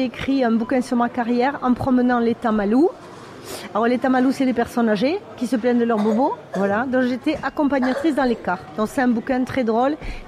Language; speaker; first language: French; native; French